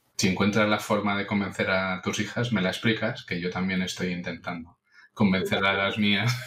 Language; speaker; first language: Spanish; non-native, local second language; Catalan